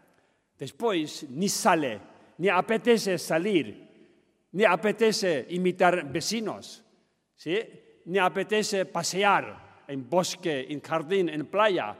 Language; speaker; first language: Spanish; non-native, learner; Tibetan